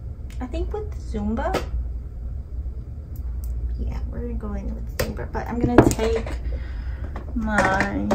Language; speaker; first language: English; native; English